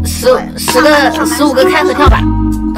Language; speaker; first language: Chinese; native; Chinese